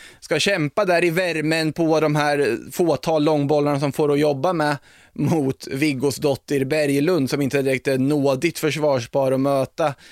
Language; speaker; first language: Swedish; native; Swedish